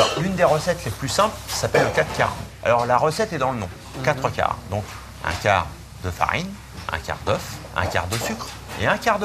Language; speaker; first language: French; native; French